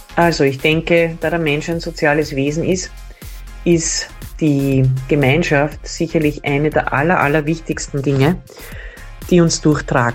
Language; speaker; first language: German; native; German